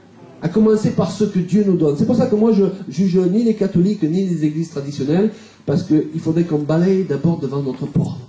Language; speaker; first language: French; native; French